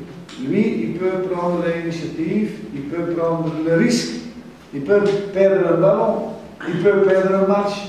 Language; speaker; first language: French; non-native, fluent; German